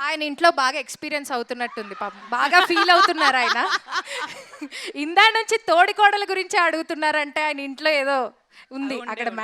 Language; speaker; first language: Telugu; native; Telugu